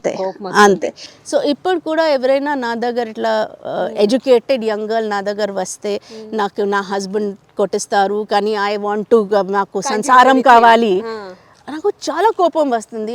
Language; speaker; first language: Telugu; non-native, local second language; Hindi